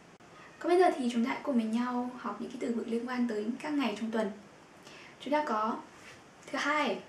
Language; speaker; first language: Vietnamese; native; Vietnamese